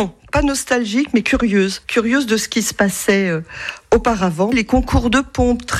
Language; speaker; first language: French; native; French